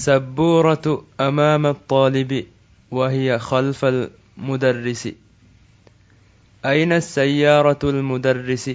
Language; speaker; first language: Arabic; non-native, learner; Divehi